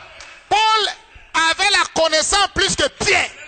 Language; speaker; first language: French; non-native, local second language; Lingala